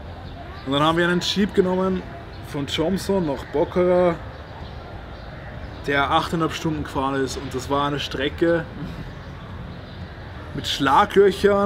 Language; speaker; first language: German; native; German